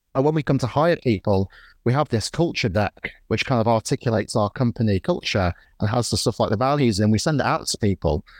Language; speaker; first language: English; native; English